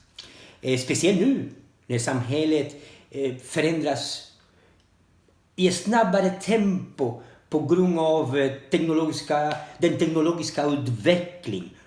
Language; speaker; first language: Swedish; non-native, learner; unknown